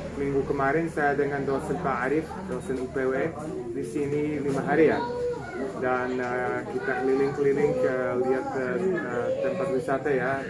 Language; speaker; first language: Indonesian; non-native, fluent; Serbian